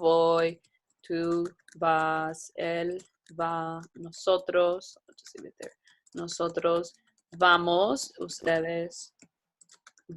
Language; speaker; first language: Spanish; non-native, fluent; English